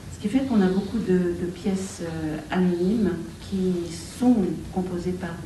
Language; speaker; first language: French; native; French